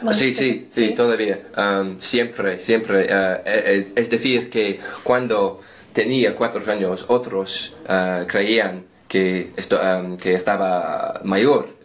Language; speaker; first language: Spanish; non-native, learner; English